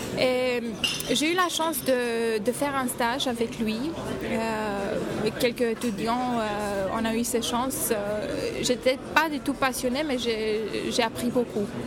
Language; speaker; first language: French; non-native, learner; Romanian